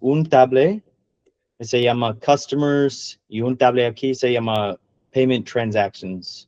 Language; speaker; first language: Spanish; non-native, learner; English